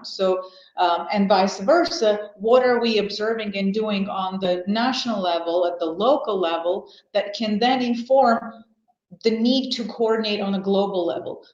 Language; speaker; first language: English; non-native, fluent; Armenian